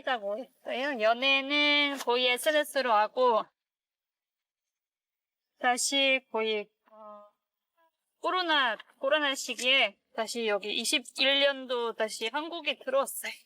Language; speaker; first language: Korean; non-native, fluent; French